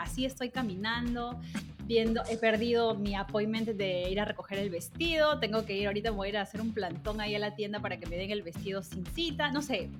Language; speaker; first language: Spanish; native; Spanish